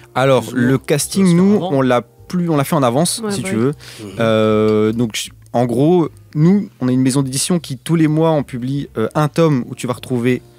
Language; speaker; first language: French; native; French